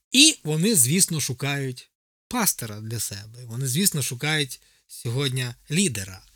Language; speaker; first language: Ukrainian; native; Ukrainian